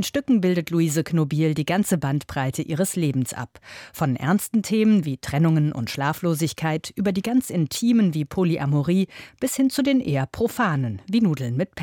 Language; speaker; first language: German; native; German